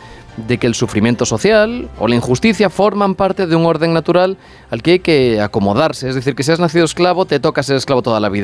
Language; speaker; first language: Spanish; native; Spanish